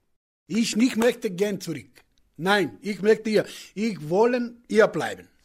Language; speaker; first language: German; non-native, learner; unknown